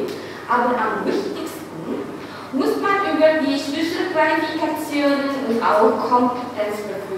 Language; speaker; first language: German; non-native, fluent; Indonesian